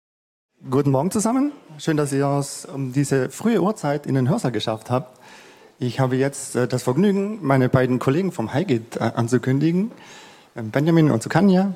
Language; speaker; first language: German; native; German